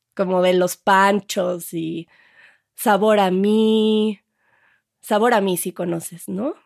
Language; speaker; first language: Spanish; native; Spanish